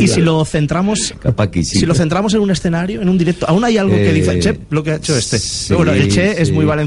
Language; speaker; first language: Spanish; native; Spanish